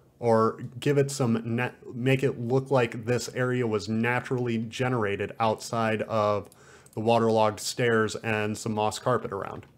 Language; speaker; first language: English; native; English